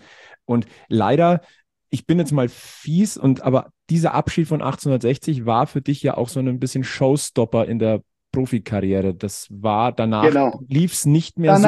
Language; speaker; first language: German; native; German